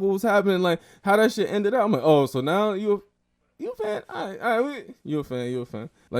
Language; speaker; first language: English; native; English